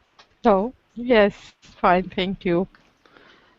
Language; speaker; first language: English; non-native, learner; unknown